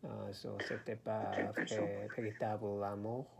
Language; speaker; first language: French; non-native, learner; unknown